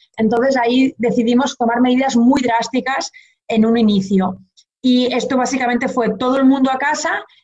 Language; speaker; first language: Spanish; early bilingual, heritage; Portuguese